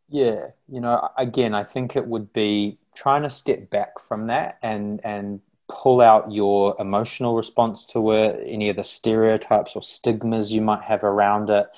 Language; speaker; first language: English; native; English